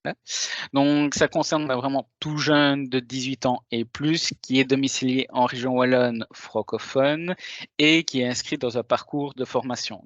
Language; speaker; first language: French; native; French